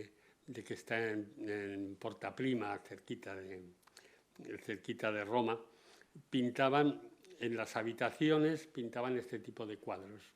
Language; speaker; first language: Spanish; native; Spanish